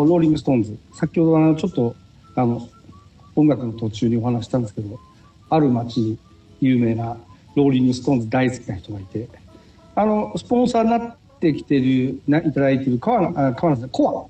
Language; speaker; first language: Japanese; native; Japanese